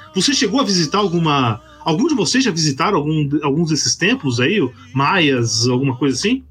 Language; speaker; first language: Portuguese; native; Portuguese